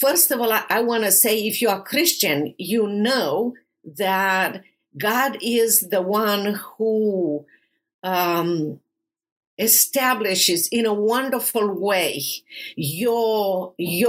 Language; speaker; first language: English; non-native, fluent; Romanian